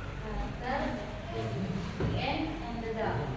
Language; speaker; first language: English; non-native, learner; Indonesian